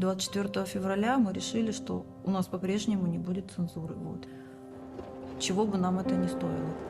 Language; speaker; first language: Russian; native; Russian